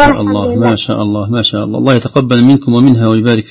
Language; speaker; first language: Arabic; native; Arabic